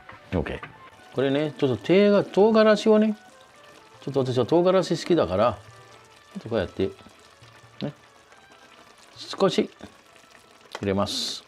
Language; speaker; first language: Japanese; non-native, fluent; Sinhala